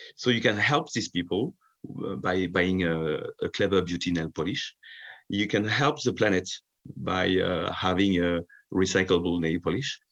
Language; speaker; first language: English; non-native, fluent; French